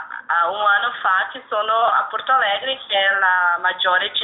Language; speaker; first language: Italian; non-native, learner; Portuguese